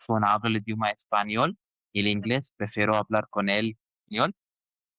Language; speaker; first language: Spanish; non-native, learner; Arabic